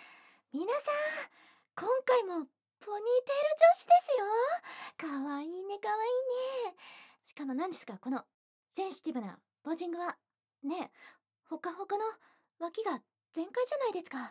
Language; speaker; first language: Japanese; native; Japanese